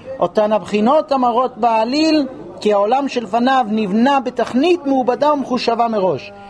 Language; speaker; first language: Hebrew; non-native, fluent; English